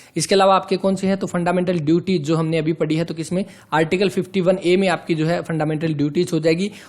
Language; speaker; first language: Hindi; native; Hindi